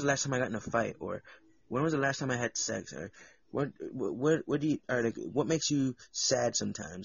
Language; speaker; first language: English; native; English